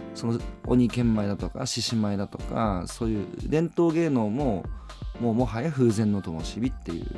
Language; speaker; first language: Japanese; native; Japanese